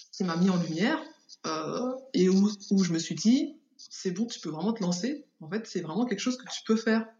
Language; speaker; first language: French; native; French